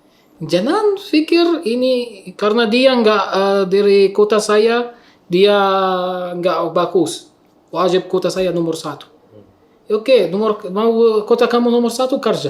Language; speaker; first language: Indonesian; non-native, learner; Arabic